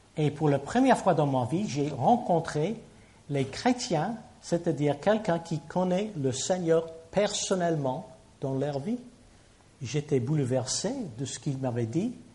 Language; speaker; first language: French; non-native, fluent; English